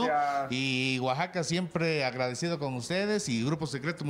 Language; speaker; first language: Spanish; native; Spanish